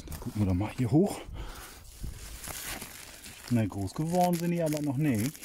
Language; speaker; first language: German; native; German